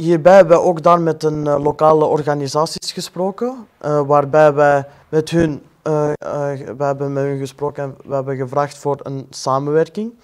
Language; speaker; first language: Dutch; non-native, fluent; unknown